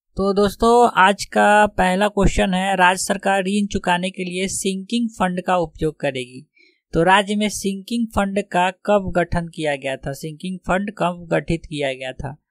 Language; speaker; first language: Hindi; native; Hindi